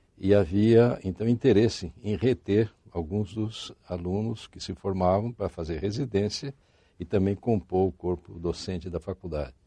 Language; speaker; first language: Portuguese; native; Portuguese